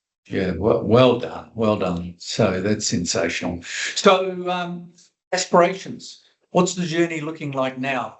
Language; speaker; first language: English; native; English